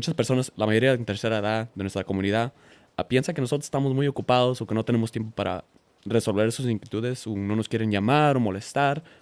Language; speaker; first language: Spanish; early bilingual, heritage; Spanish